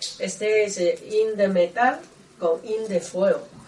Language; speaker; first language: Spanish; non-native, learner; Chinese